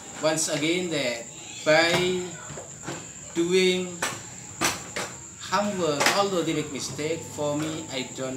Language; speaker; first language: English; non-native, fluent; Indonesian